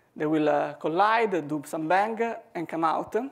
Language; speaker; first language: English; non-native, fluent; Italian